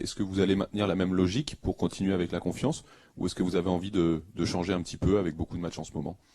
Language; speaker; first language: French; native; French